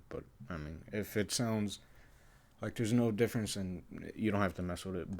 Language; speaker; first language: English; native; English